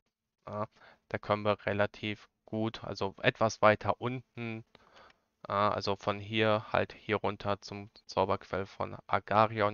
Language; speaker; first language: German; native; German